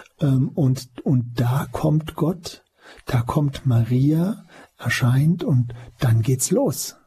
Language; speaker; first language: German; native; German